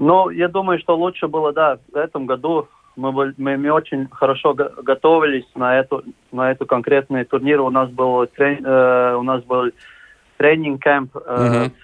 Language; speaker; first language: Russian; non-native, local second language; Latvian